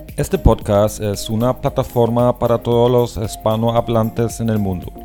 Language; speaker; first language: Spanish; non-native, fluent; German